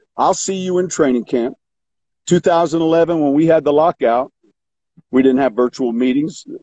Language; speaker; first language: English; native; English